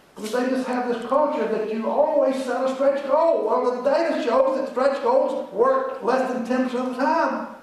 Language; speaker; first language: English; native; English